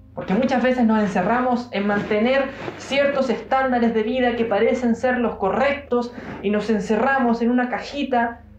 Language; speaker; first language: Spanish; native; Spanish